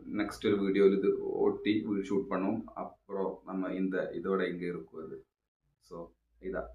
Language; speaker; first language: Tamil; non-native, local second language; Malayalam